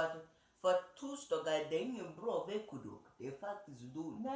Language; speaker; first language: Swedish; early bilingual, other home language; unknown